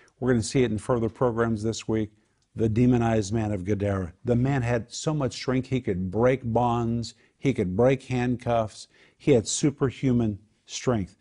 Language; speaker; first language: English; native; English